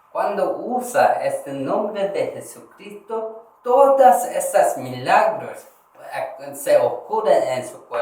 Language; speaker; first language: Spanish; non-native, learner; Korean